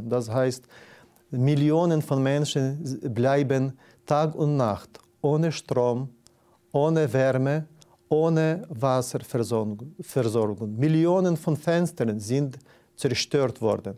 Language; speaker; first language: German; non-native, fluent; Ukrainian